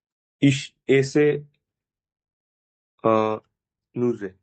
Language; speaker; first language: German; non-native, learner; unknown